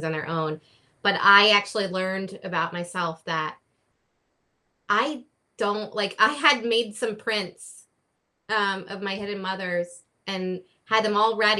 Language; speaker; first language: English; native; English